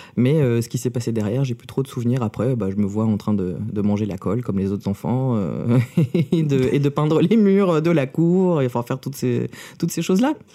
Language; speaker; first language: French; early bilingual, other home language; Russian